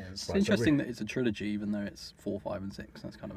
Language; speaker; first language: English; native; English